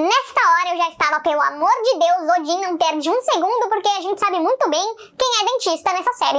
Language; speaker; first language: Portuguese; native; Portuguese